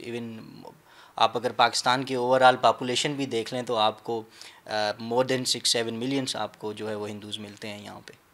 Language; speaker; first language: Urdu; non-native, local second language; Sindhi